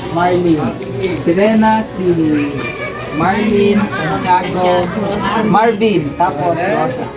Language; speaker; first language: Filipino; native; Filipino